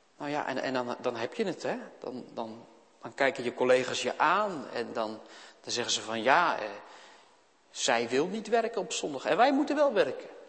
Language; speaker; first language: Dutch; native; Dutch